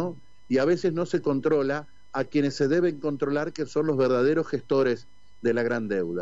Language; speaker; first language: Spanish; native; Spanish